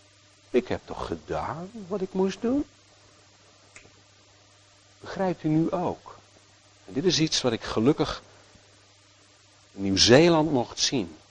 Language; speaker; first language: Dutch; native; Dutch